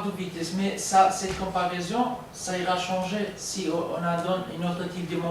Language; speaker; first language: French; non-native, learner; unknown